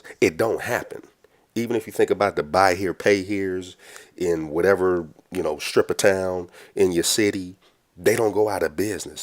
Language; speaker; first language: English; native; English